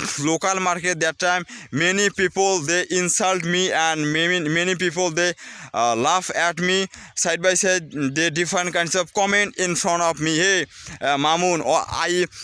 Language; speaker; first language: English; non-native, learner; Bangla